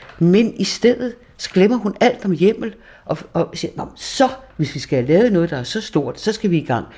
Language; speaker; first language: Danish; native; Danish